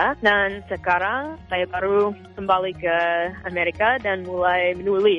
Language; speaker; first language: Indonesian; non-native, fluent; English